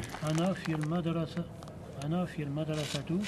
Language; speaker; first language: Arabic; non-native, learner; French